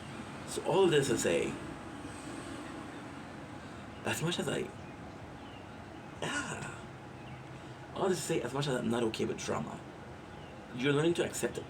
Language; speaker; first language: English; non-native, local second language; French